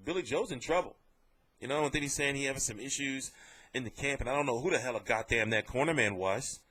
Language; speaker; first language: English; native; English